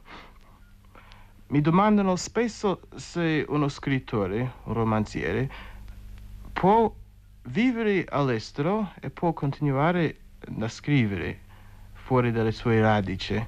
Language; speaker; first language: Italian; non-native, fluent; English